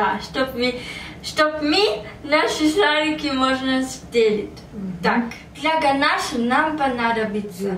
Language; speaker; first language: Russian; early bilingual, heritage; German